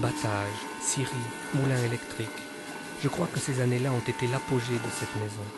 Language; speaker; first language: French; native; French